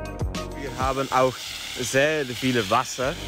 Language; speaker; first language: German; non-native, learner; Dutch